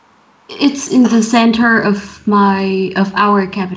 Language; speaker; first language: English; non-native, learner; Vietnamese